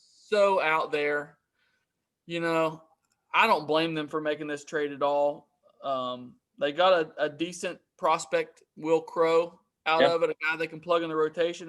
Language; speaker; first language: English; native; English